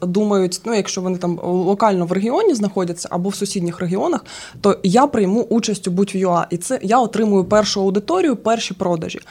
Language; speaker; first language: Ukrainian; native; Ukrainian